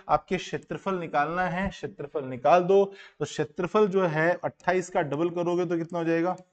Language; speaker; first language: Hindi; native; Hindi